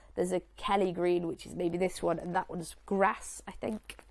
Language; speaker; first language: English; native; English